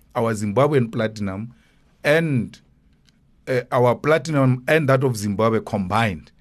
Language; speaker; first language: English; non-native, local second language; Northern Sotho